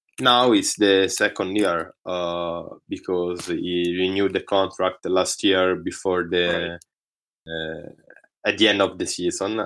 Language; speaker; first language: English; non-native, learner; Italian